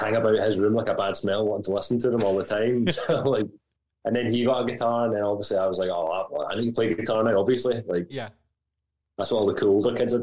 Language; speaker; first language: English; native; English